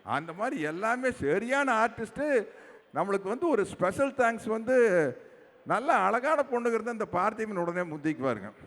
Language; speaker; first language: Tamil; native; Tamil